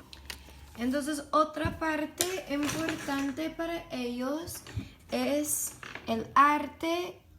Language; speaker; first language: Spanish; non-native, learner; English